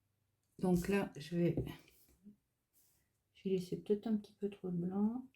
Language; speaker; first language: French; native; French